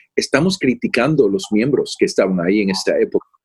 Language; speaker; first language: Spanish; early bilingual, heritage; Spanish